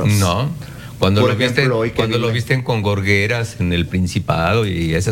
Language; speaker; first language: Spanish; native; Spanish